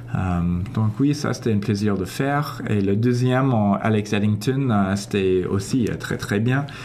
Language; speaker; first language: French; non-native, fluent; English